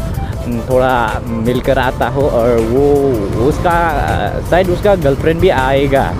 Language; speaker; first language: Hindi; non-native, learner; Bodo